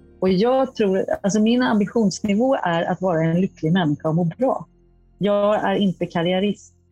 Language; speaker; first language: Swedish; native; Swedish